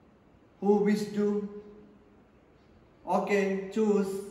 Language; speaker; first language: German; non-native, learner; Malayalam